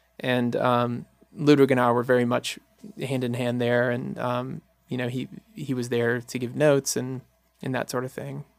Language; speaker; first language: English; native; English